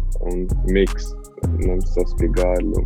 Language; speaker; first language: Italian; non-native, learner; Albanian